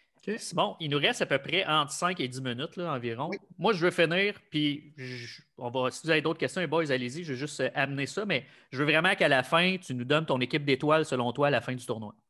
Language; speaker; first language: French; native; French